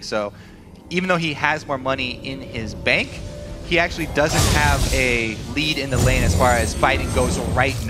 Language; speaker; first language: English; native; English